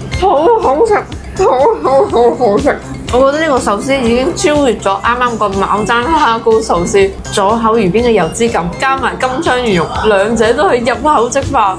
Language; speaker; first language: Cantonese; native; Cantonese